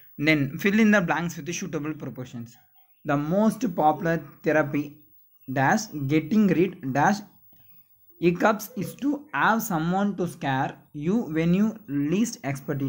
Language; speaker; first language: English; non-native, local second language; Tamil